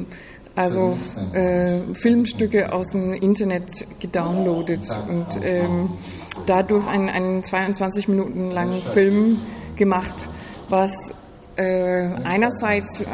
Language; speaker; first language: German; non-native, fluent; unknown